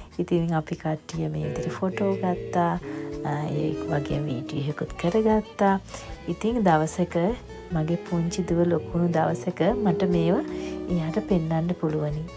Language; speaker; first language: Sinhala; native; Sinhala